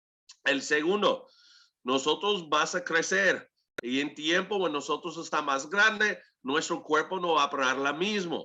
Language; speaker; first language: Spanish; early bilingual, heritage; English